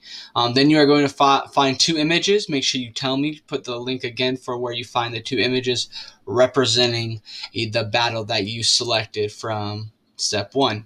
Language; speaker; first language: English; native; English